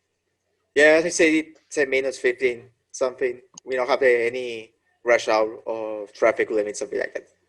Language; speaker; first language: English; non-native, learner; Spanish